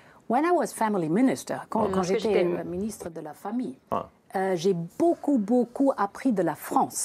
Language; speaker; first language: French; non-native, fluent; German